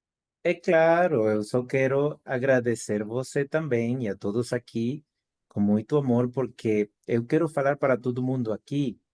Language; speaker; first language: Portuguese; non-native, fluent; Spanish